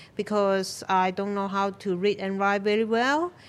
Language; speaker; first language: English; non-native, local second language; Cantonese